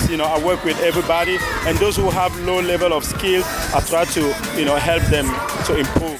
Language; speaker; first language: English; non-native, local second language; French